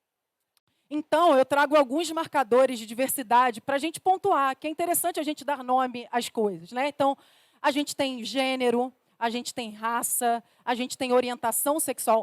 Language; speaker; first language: Portuguese; native; Portuguese